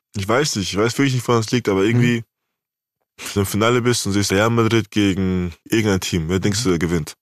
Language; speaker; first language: German; native; German